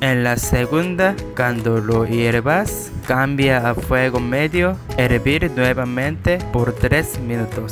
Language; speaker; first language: Spanish; non-native, learner; Korean